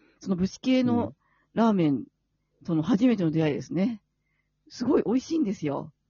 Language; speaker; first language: Japanese; native; Japanese